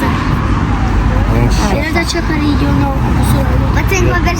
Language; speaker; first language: Romanian; early bilingual, heritage; Romanian